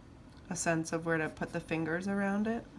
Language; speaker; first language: English; native; English